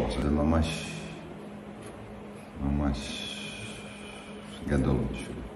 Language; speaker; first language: Hebrew; non-native, learner; Dutch